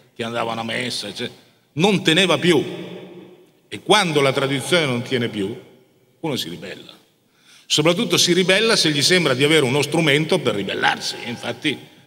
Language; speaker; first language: Italian; native; Italian